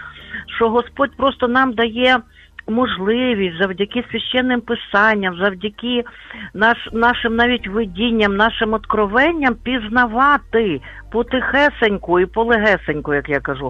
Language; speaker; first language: Ukrainian; native; Ukrainian